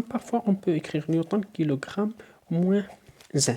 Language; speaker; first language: French; non-native, local second language; Arabic